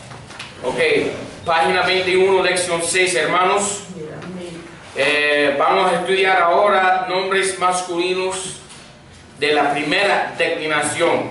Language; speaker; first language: Spanish; non-native, fluent; English